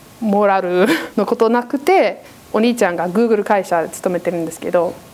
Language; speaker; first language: Japanese; non-native, fluent; English